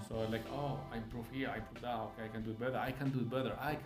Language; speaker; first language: English; non-native, fluent; Spanish